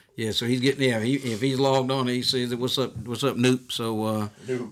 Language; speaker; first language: English; native; English